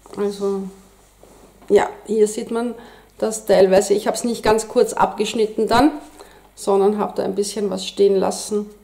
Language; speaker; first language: German; native; German